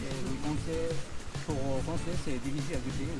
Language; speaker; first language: French; non-native, learner; Japanese